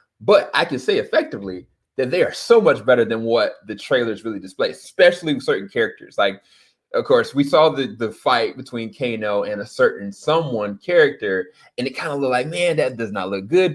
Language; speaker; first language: English; native; English